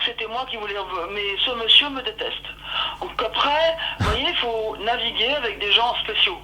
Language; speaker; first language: French; native; French